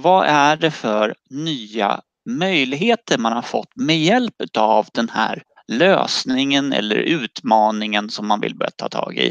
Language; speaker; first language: Swedish; native; Swedish